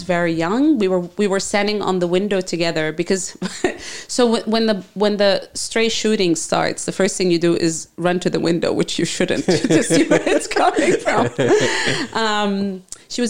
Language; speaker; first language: English; non-native, fluent; Arabic